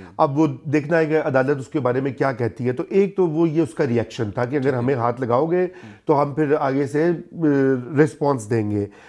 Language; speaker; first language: Urdu; non-native, local second language; Punjabi